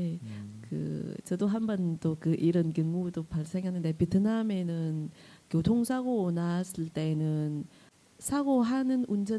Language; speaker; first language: Korean; non-native, fluent; Vietnamese